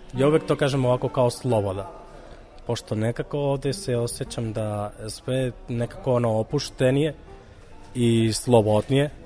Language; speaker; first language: Serbian; non-native, fluent; Catalan